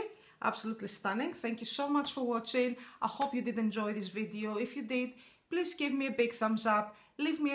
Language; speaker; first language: English; non-native, fluent; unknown